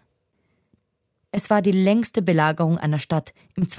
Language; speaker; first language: German; native; German